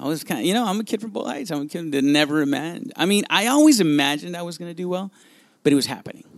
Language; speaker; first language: English; early bilingual, other home language; Spanish